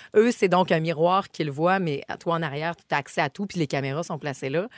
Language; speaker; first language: French; native; French